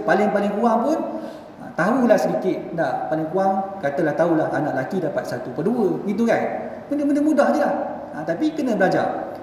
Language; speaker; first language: Malay; native; Malay